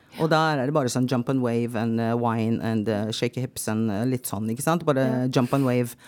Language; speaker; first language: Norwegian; non-native, fluent; English